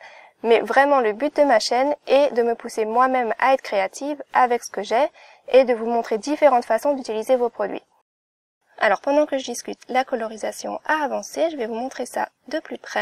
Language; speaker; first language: French; native; French